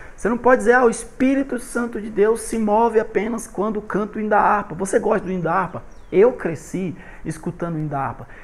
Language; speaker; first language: Portuguese; native; Portuguese